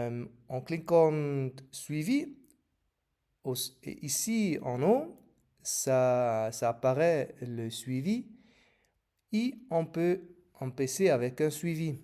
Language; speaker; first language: French; non-native, learner; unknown